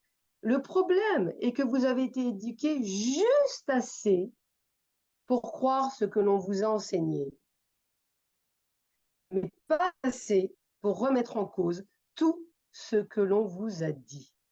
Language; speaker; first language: French; native; French